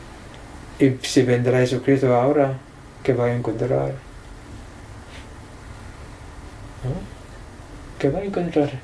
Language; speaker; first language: Spanish; non-native, fluent; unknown